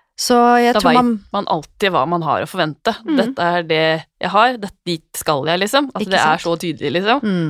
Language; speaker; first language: Norwegian; native; Norwegian